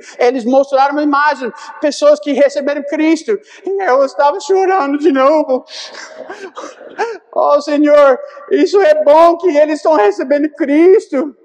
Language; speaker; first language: Portuguese; non-native, fluent; English